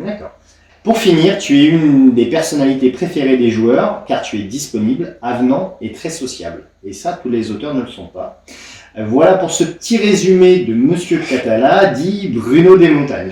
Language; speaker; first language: French; native; French